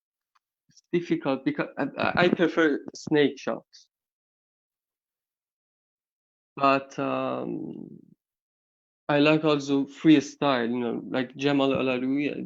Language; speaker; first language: English; non-native, learner; Persian